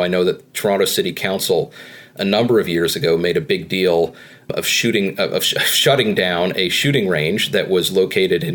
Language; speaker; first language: English; native; English